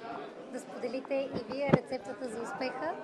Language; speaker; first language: Bulgarian; native; Bulgarian